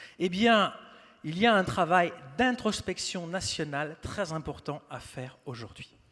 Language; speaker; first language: French; native; French